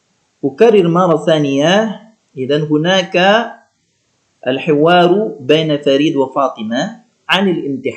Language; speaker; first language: Arabic; non-native, fluent; Indonesian